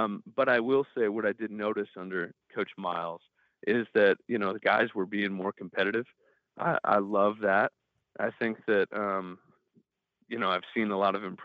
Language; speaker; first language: English; native; English